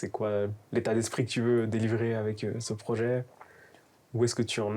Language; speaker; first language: French; native; French